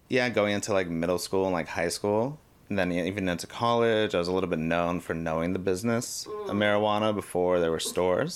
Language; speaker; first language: English; native; English